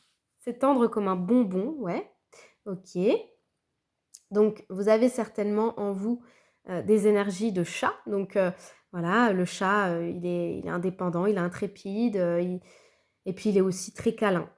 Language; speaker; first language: French; native; French